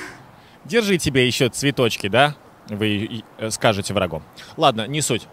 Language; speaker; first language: Russian; native; Russian